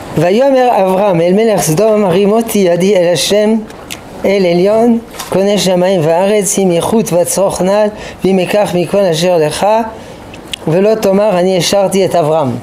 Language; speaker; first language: Hebrew; non-native, fluent; French